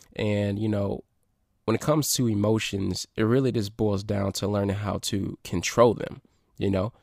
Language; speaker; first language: English; native; English